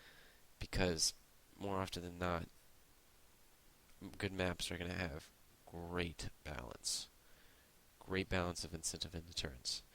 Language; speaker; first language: English; native; English